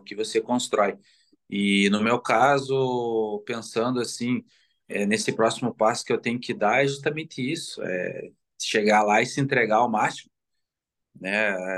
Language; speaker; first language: Portuguese; native; Portuguese